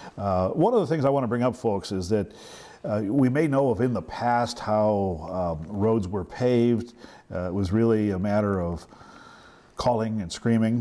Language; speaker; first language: English; native; English